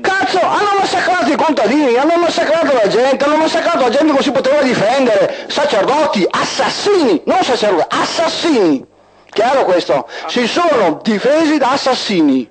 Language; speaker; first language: Italian; native; Italian